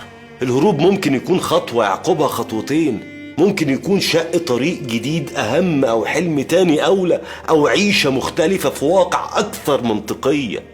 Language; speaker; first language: Arabic; native; Arabic